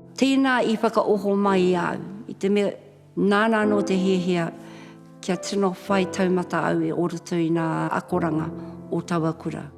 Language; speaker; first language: Māori; non-native, local second language; English